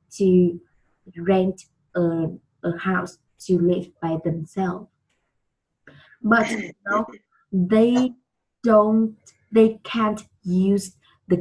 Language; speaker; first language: English; non-native, learner; Vietnamese